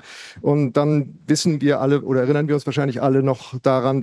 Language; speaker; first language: German; native; German